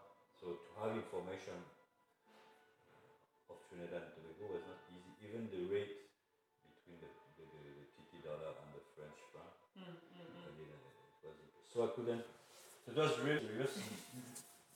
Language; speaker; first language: English; non-native, fluent; Arabic